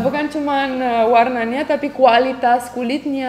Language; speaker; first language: Indonesian; non-native, fluent; Romanian